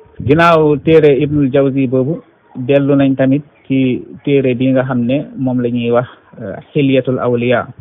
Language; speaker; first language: Wolof; non-native, local second language; Fula